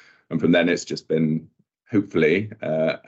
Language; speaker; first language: English; native; English